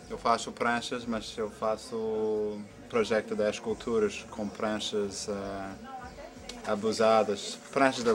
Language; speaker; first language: Portuguese; non-native, fluent; English